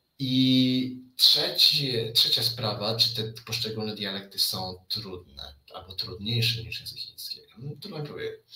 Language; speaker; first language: Polish; early bilingual, other home language; Chinese